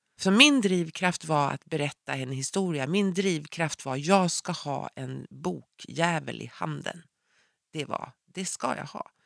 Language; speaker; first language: Swedish; native; Swedish